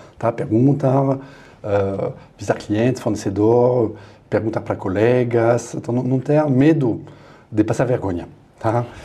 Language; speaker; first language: Portuguese; non-native, fluent; French